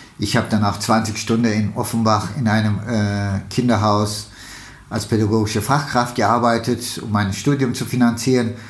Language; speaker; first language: German; non-native, fluent; Turkish